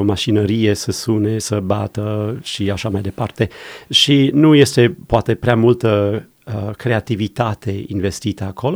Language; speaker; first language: Romanian; non-native, fluent; English